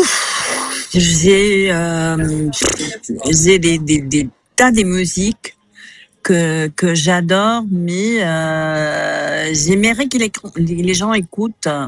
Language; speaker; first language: French; non-native, fluent; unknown